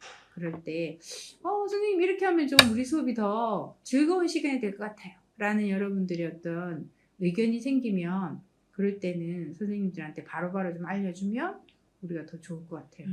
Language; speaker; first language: Korean; native; Korean